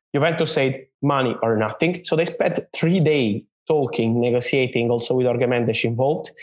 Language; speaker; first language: English; non-native, fluent; Italian